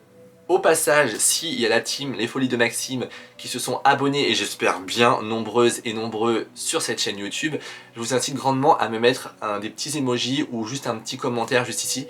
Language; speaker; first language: French; native; French